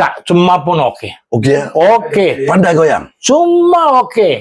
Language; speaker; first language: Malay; non-native, local second language; Tamil